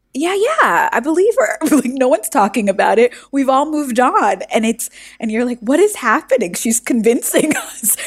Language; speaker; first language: English; native; English